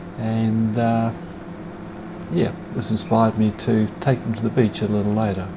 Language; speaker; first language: English; native; English